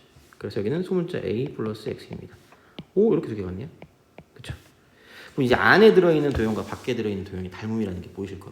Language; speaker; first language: Korean; native; Korean